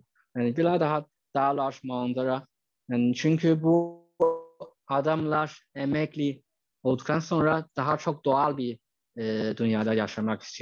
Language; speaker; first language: Turkish; non-native, fluent; Chinese